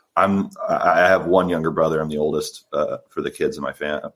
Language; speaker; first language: English; native; English